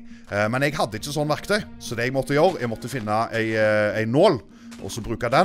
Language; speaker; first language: Norwegian; native; Norwegian